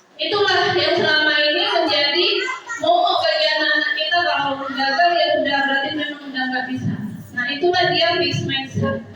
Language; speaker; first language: Indonesian; native; Indonesian